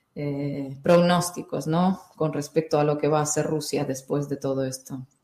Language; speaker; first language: Spanish; non-native, fluent; Russian